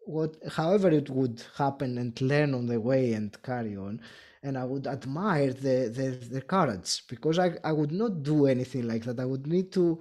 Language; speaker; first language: English; non-native, fluent; Greek